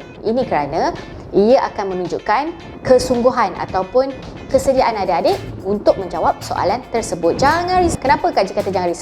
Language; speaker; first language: Malay; native; Malay